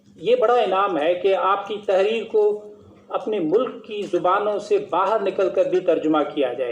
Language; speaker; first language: Urdu; non-native, local second language; Sindhi